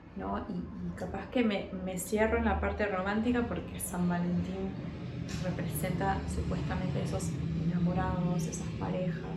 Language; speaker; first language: Spanish; early bilingual, heritage; Spanish